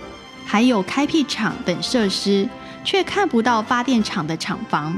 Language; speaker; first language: Chinese; native; Chinese